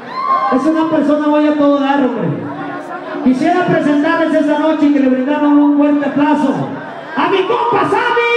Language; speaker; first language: Spanish; native; Spanish